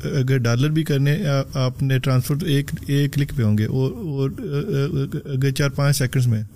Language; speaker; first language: Urdu; non-native, local second language; Punjabi